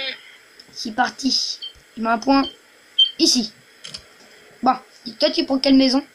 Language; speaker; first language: French; native; French